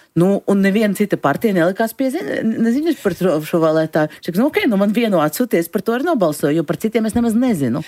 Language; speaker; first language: Latvian; non-native, local second language; Russian